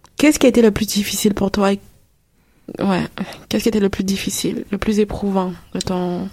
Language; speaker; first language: French; native; French